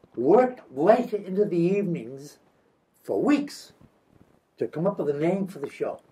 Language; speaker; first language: English; native; English